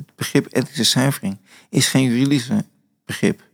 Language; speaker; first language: Dutch; native; Dutch